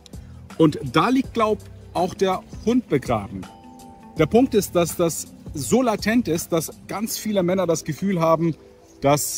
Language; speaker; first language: German; native; German